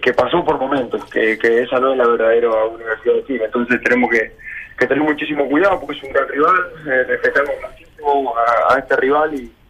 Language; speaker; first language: Spanish; native; Spanish